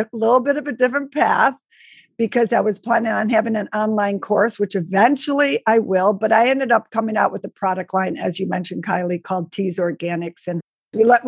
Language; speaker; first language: English; native; English